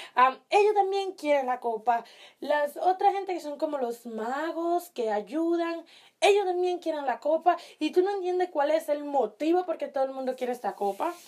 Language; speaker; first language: Spanish; early bilingual, heritage; Spanish